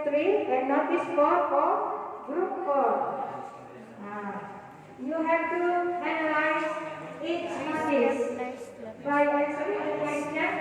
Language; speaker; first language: English; non-native, learner; Indonesian